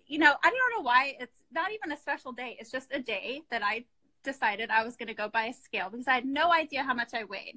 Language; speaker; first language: English; native; English